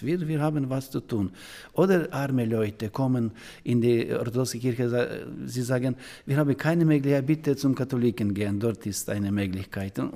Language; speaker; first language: German; non-native, learner; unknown